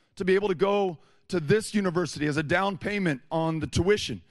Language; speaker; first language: English; native; English